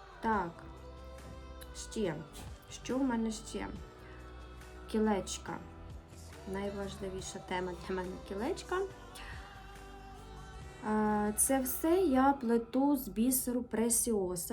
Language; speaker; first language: Ukrainian; native; Ukrainian